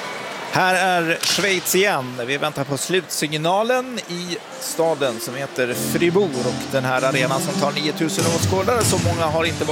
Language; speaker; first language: Swedish; native; Swedish